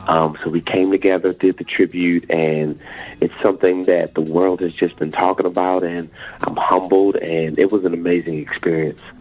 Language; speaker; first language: English; native; English